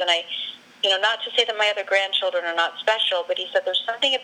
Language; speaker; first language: English; native; English